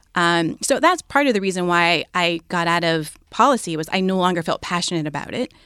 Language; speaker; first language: English; native; English